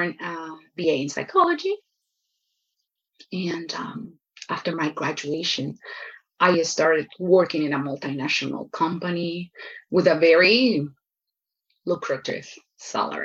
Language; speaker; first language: English; non-native, fluent; Spanish